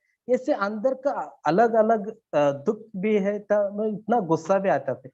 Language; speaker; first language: Hindi; non-native, learner; Kannada